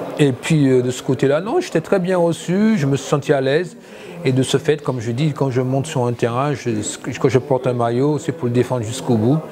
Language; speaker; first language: French; native; French